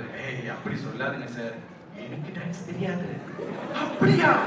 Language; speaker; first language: Tamil; non-native, learner; Malayalam